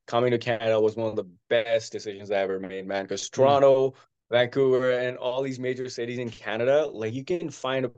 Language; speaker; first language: English; non-native, local second language; Hindi